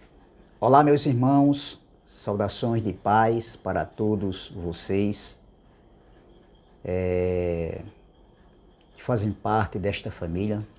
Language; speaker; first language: Portuguese; native; Portuguese